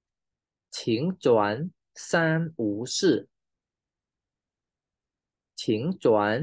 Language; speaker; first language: Chinese; non-native, learner; Khmer